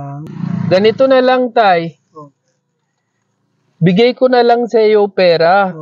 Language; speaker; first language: Filipino; non-native, learner; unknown